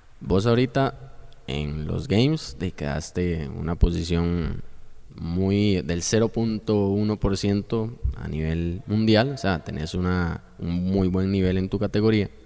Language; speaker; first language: Spanish; native; Spanish